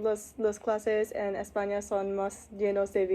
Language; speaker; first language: Spanish; non-native, learner; English